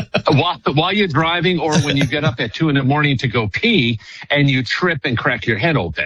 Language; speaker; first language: English; native; English